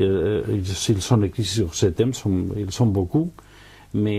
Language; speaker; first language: French; non-native, learner; Catalan